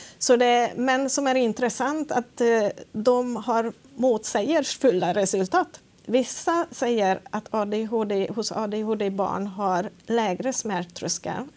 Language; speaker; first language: Swedish; non-native, fluent; Hungarian